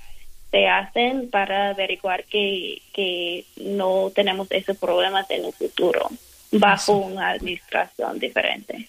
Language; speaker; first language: Spanish; non-native, fluent; English